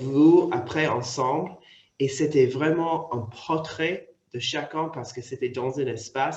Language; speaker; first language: French; non-native, fluent; English